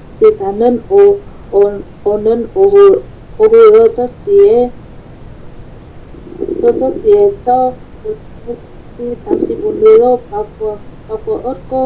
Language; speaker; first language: Korean; non-native, learner; Vietnamese